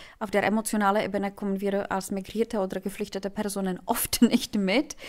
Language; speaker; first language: German; non-native, fluent; Czech